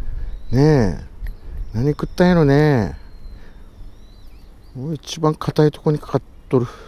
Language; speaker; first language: Japanese; native; Japanese